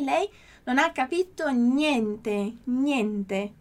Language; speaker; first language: Italian; non-native, fluent; Portuguese